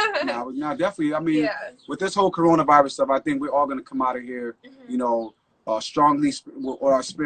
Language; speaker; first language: English; native; English